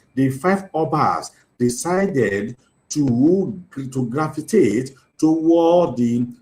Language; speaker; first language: English; non-native, local second language; Yoruba